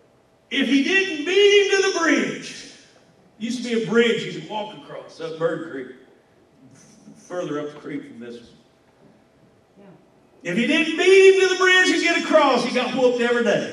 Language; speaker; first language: English; native; English